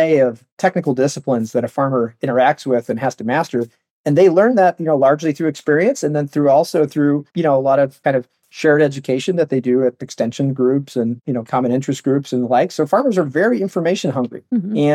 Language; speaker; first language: English; native; English